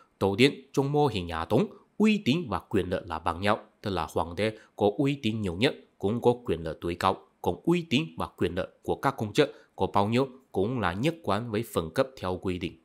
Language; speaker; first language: Vietnamese; non-native, fluent; Chinese